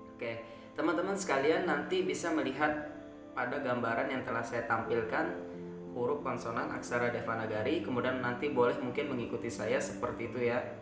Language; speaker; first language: Indonesian; native; Indonesian